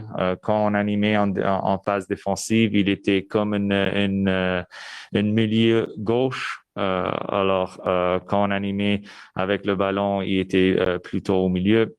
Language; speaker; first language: French; non-native, local second language; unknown